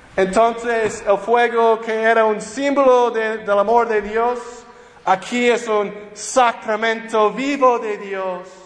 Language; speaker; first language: Spanish; non-native, fluent; English